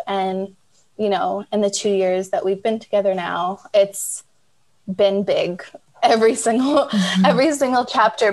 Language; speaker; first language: English; native; English